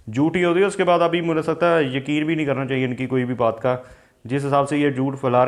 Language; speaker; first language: Hindi; native; Hindi